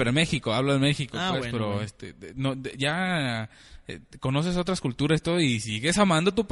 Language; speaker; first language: Spanish; native; Spanish